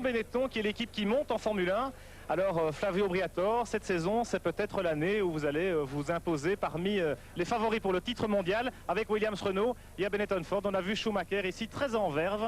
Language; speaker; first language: French; native; French